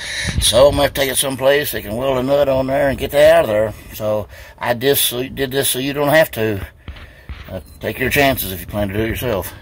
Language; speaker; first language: English; native; English